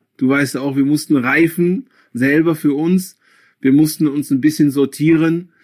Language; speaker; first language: German; early bilingual, other home language; Akan